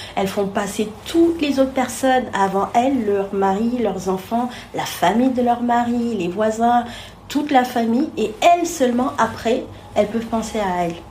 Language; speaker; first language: French; non-native, local second language; Wolof